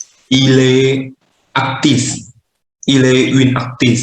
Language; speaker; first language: French; non-native, learner; Vietnamese